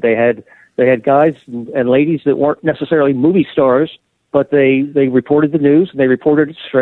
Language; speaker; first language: English; native; English